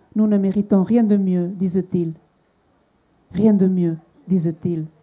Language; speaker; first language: French; non-native, local second language; Basque